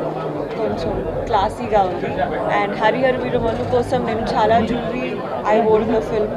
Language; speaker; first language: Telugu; non-native, learner; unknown